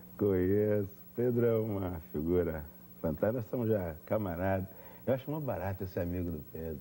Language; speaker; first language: Portuguese; native; Portuguese